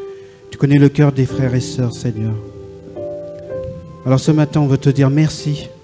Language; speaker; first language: French; native; French